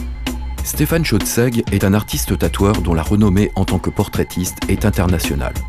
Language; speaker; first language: French; native; French